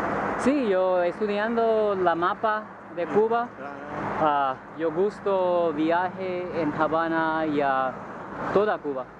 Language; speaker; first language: Spanish; non-native, learner; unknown